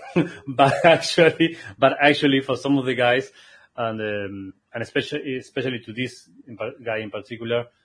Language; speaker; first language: English; non-native, fluent; Spanish